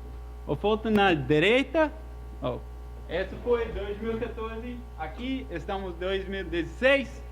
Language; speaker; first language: Portuguese; non-native, fluent; English